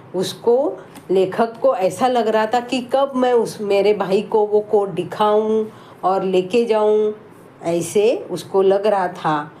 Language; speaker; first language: Hindi; non-native, local second language; Marathi